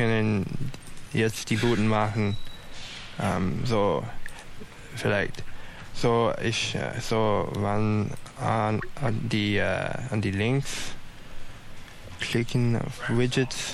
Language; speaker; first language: German; non-native, learner; English